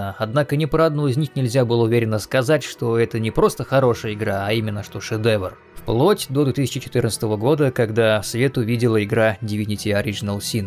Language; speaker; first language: Russian; native; Russian